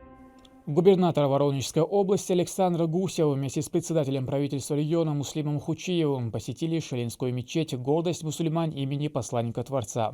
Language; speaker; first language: Russian; native; Russian